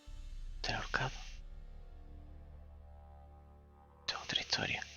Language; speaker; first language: Spanish; native; Spanish